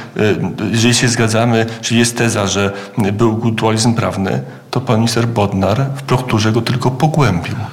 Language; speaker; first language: Polish; native; Polish